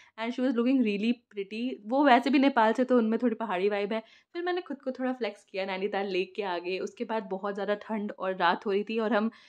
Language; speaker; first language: Hindi; native; Hindi